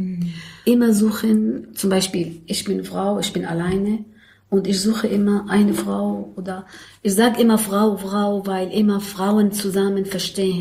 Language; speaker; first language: German; non-native, learner; Arabic